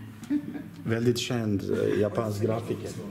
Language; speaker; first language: Swedish; non-native, learner; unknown